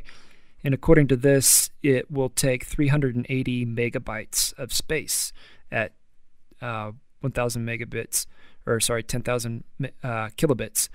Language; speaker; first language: English; native; English